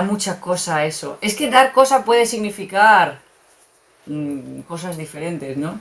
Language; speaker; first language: Spanish; native; Spanish